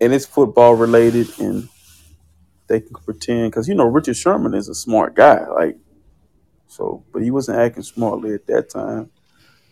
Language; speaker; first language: English; native; English